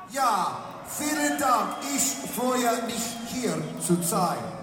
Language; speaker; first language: German; non-native, learner; English